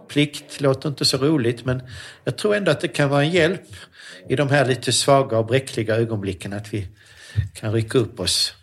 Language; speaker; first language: Swedish; native; Swedish